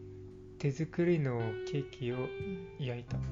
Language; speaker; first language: Japanese; non-native, learner; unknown